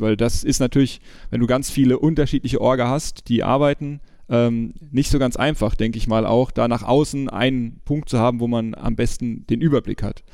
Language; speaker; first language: German; native; German